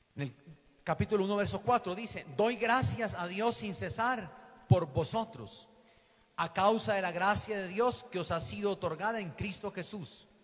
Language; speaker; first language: Spanish; native; Spanish